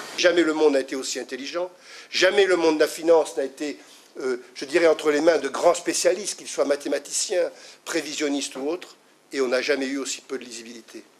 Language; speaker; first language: French; native; French